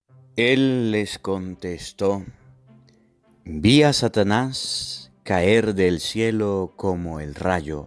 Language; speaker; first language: Spanish; native; Spanish